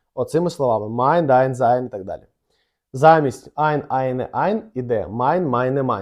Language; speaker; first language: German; non-native, fluent; Ukrainian